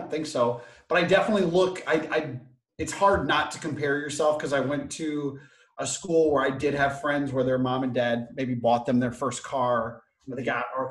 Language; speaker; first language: English; native; English